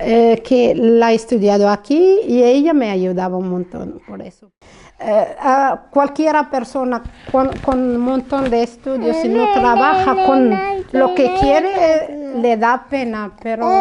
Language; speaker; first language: Spanish; non-native, fluent; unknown